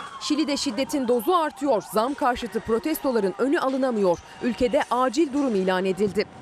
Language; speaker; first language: Turkish; native; Turkish